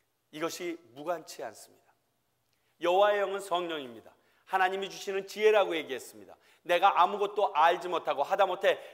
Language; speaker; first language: Korean; native; Korean